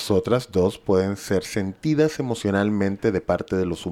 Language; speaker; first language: Spanish; native; Spanish